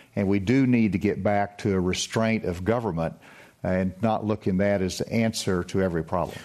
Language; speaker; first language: English; native; English